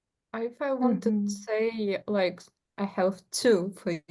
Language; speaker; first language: English; non-native, learner; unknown